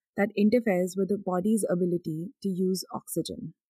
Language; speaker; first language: English; non-native, local second language; Hindi